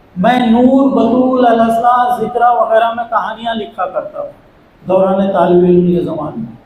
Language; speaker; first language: Urdu; native; Urdu